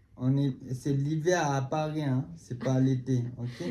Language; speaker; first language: French; non-native, learner; Tibetan